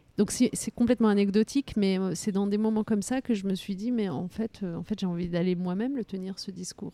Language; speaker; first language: French; early bilingual, other home language; Riffian